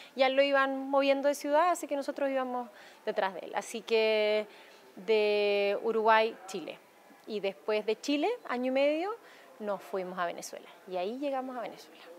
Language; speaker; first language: Spanish; native; Spanish